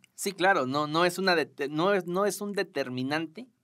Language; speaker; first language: Spanish; native; Spanish